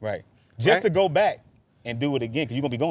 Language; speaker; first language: English; native; English